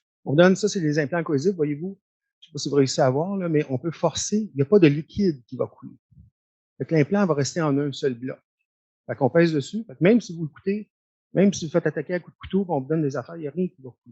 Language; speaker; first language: French; native; French